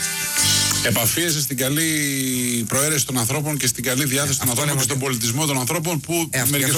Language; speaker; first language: Greek; native; Greek